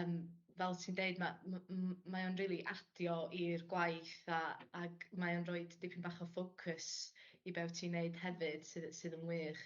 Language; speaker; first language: Welsh; native; Welsh